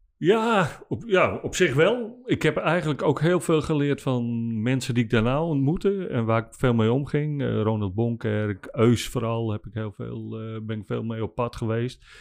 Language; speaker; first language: Dutch; non-native, local second language; Western Frisian